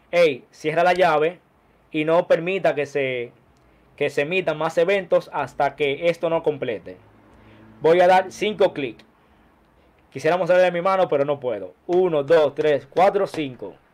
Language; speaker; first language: Spanish; native; Spanish